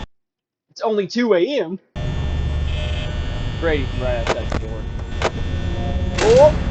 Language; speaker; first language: English; native; English